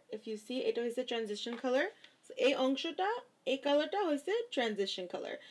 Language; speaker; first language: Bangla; early bilingual, heritage; Bangla